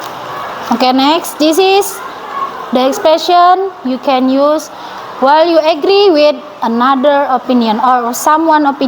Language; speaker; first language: English; non-native, learner; Indonesian